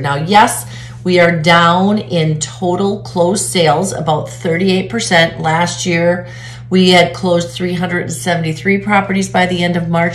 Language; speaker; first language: English; native; English